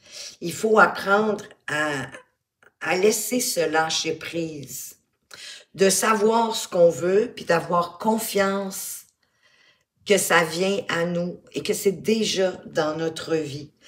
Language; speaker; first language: French; native; French